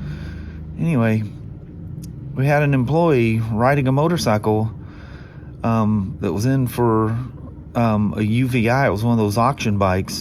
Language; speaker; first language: English; native; English